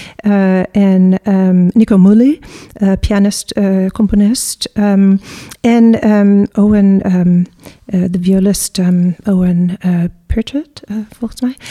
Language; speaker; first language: Dutch; non-native, fluent; English